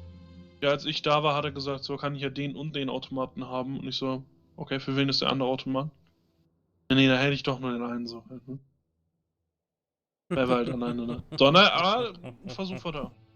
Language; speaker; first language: German; native; German